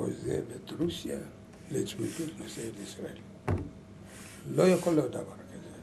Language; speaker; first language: Hebrew; non-native, learner; Lithuanian